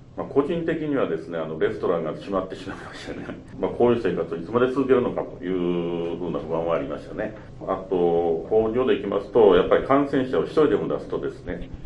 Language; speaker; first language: Japanese; native; Japanese